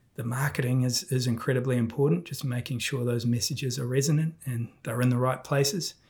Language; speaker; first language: English; native; English